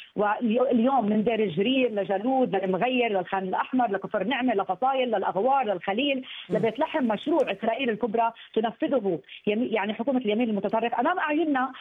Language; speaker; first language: Arabic; native; Arabic